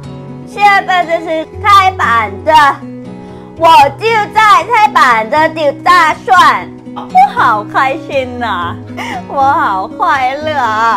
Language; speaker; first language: Chinese; non-native, learner; Thai